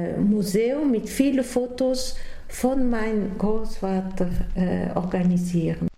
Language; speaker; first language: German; non-native, local second language; Italian